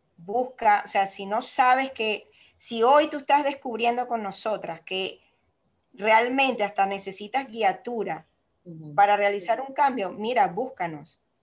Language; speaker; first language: Spanish; native; Spanish